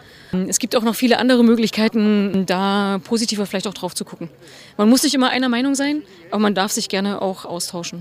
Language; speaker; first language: German; native; German